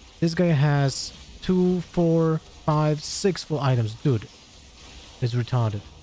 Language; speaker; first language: English; non-native, fluent; Polish